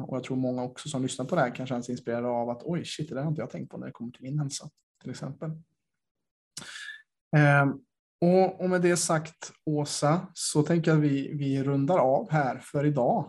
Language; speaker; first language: Swedish; native; Swedish